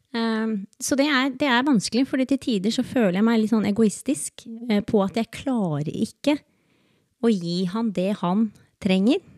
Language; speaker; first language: Norwegian; early bilingual, other home language; Spanish